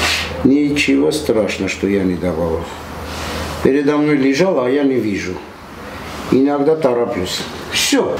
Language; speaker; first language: Russian; non-native, fluent; Armenian